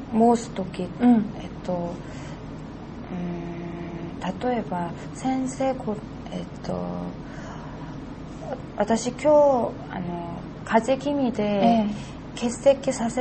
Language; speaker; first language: Japanese; non-native, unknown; Korean